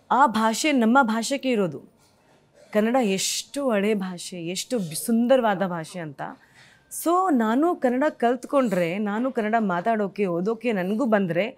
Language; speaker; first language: Kannada; non-native, fluent; Hindi